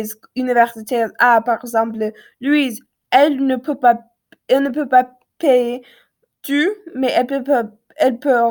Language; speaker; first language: French; non-native, learner; English